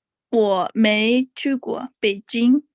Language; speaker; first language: Chinese; non-native, learner; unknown